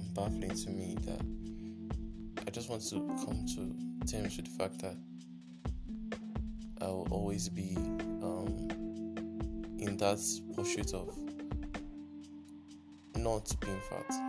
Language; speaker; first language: English; non-native, local second language; Yoruba